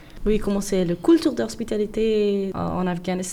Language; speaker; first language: French; non-native, learner; Persian